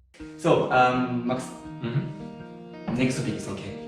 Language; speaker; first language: English; non-native, learner; Japanese